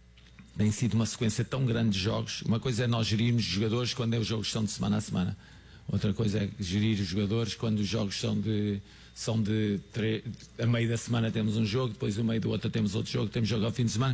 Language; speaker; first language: Portuguese; native; Portuguese